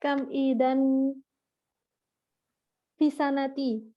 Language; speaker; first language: Arabic; non-native, learner; Indonesian